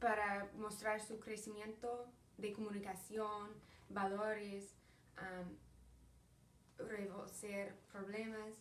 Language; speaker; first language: Spanish; early bilingual, heritage; Spanish